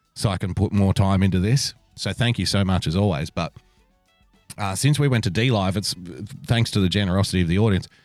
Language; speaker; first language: English; native; English